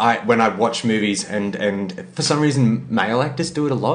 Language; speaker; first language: English; native; English